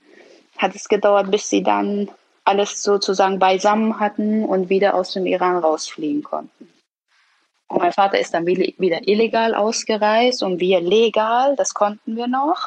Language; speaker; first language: German; early bilingual, other home language; Persian